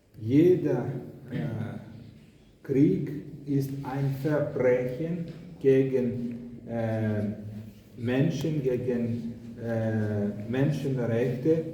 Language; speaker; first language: German; non-native, fluent; Greek